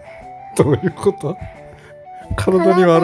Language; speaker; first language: Japanese; native; Japanese